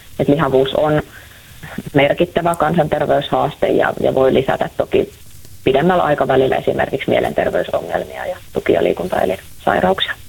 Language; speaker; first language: Finnish; native; Finnish